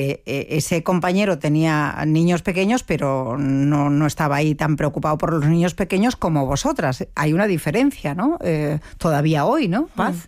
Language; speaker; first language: Spanish; native; Spanish